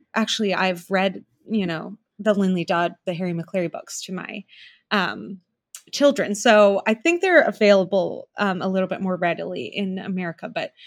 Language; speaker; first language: English; native; English